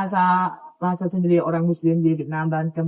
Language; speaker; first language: Indonesian; non-native, learner; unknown